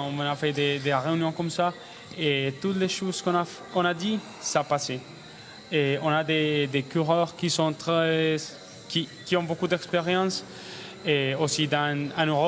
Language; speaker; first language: French; non-native, learner; Spanish